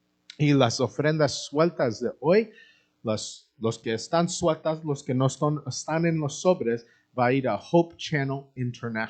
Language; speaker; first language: Spanish; early bilingual, heritage; Spanish